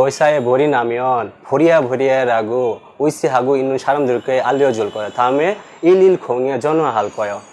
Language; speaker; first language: Korean; non-native, learner; Bangla